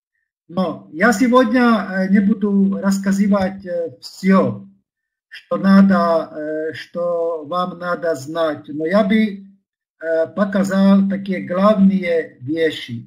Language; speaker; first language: Russian; non-native, learner; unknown